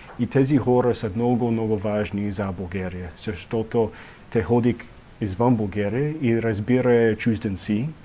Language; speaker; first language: Bulgarian; non-native, learner; English